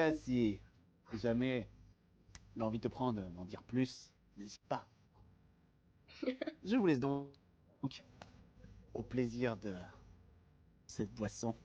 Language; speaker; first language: French; native; French